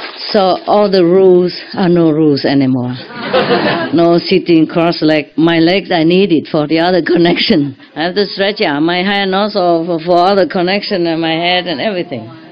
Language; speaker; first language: English; non-native, fluent; Vietnamese